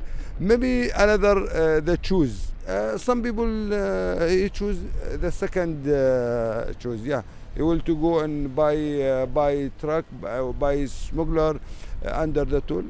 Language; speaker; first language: English; non-native, learner; Arabic